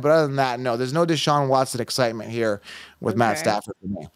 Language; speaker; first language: English; native; English